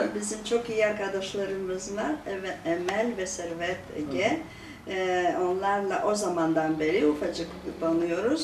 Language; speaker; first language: Turkish; non-native, local second language; Greek